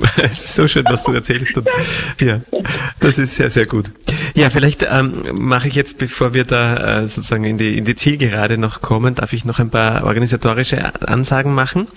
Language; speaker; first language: German; native; German